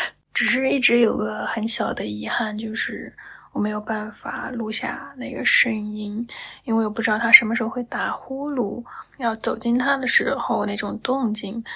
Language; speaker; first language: Chinese; native; Chinese